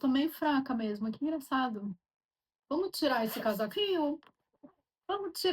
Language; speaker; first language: Portuguese; native; Portuguese